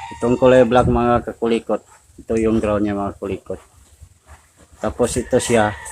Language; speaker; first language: Filipino; native; Filipino